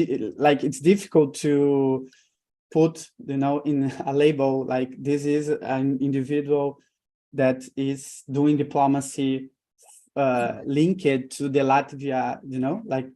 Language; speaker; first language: English; non-native, fluent; Portuguese